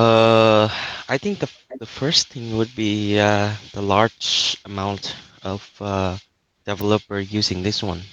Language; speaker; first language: English; non-native, learner; Vietnamese